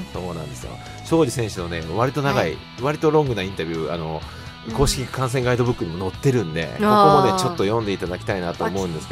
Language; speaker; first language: Japanese; native; Japanese